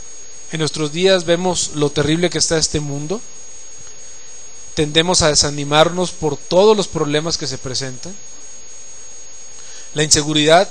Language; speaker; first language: Spanish; native; Spanish